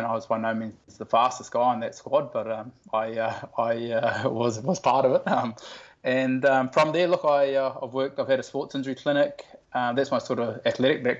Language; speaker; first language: English; native; English